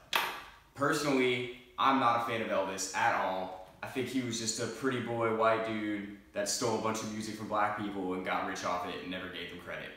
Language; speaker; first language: English; native; English